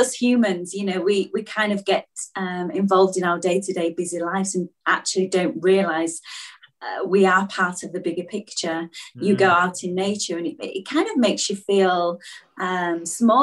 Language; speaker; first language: English; native; English